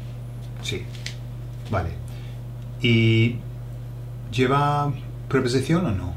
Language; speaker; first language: Spanish; non-native, fluent; English